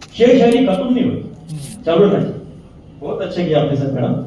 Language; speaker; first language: Hindi; non-native, local second language; Marathi